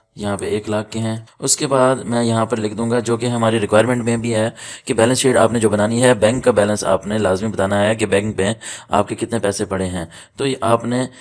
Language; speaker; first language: Urdu; native; Urdu